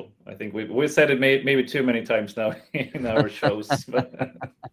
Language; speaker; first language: English; non-native, fluent; Swedish